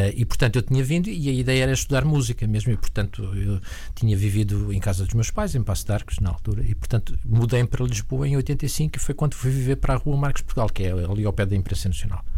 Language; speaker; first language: Portuguese; native; Portuguese